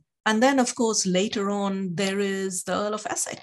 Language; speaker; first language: English; non-native, local second language; Bangla